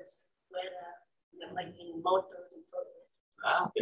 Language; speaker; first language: Spanish; non-native, learner; English